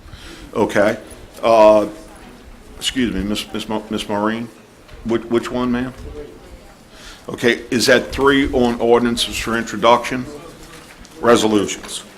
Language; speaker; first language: English; native; English